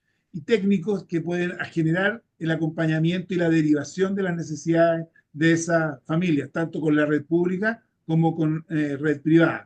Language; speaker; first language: Spanish; native; Spanish